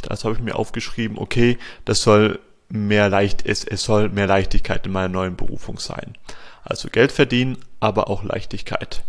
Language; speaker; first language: German; native; German